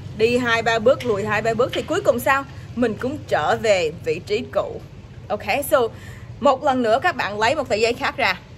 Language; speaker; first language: Vietnamese; early bilingual, heritage; Vietnamese